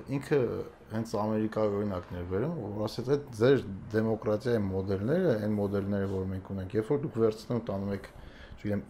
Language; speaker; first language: Armenian; native; Armenian